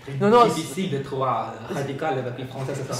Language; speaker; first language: French; non-native, learner; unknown